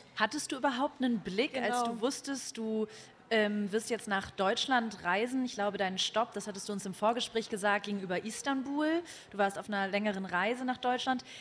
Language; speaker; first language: German; native; German